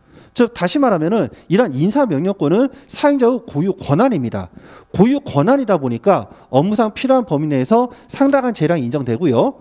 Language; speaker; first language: Korean; native; Korean